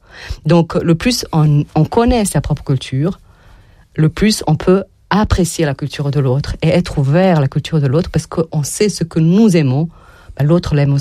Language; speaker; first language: French; non-native, fluent; Serbian